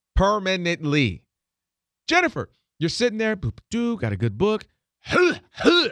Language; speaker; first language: English; native; English